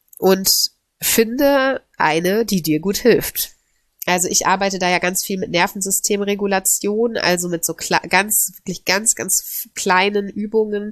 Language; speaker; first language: German; native; German